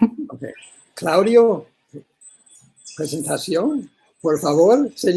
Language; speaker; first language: Spanish; non-native, learner; English